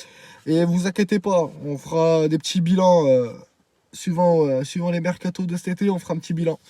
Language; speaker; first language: French; native; French